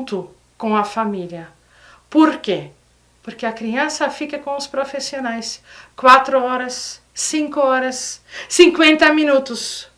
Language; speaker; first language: Portuguese; non-native, fluent; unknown